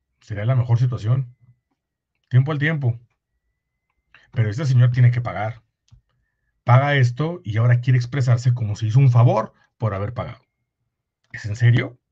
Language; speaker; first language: Spanish; native; Spanish